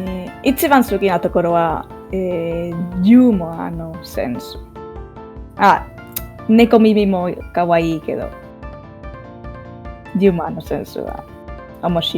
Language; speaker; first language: Japanese; non-native, fluent; English